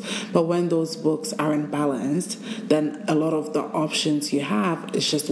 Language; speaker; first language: English; non-native, local second language; Akan